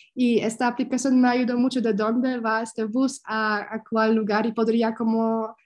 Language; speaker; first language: Spanish; non-native, learner; Polish